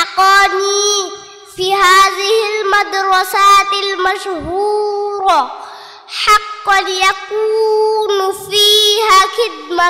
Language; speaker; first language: Arabic; non-native, learner; Bangla